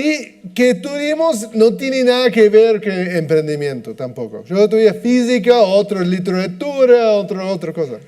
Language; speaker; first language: Spanish; non-native, fluent; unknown